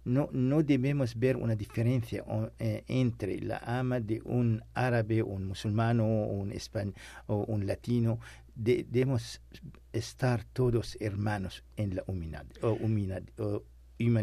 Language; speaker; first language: Spanish; non-native, learner; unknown